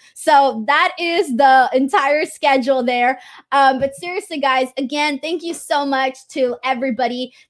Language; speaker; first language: English; native; English